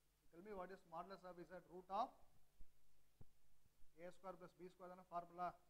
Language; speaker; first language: English; non-native, local second language; Tamil